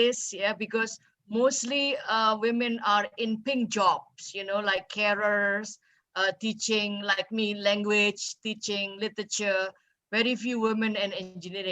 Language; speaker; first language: English; non-native, fluent; Indonesian